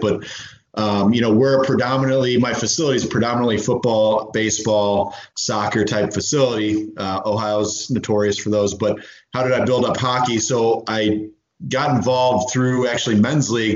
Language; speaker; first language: English; native; English